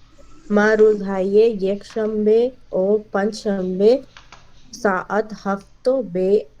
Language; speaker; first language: Persian; non-native, learner; Urdu